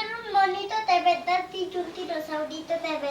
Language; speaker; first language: Spanish; native; Spanish